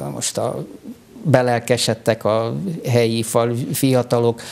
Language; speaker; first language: Hungarian; native; Hungarian